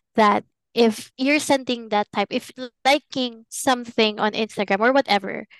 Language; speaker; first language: English; non-native, local second language; Filipino